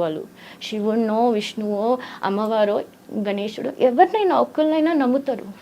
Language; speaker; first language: Telugu; early bilingual, heritage; Telugu